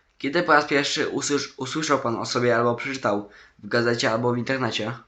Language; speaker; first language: Polish; native; Polish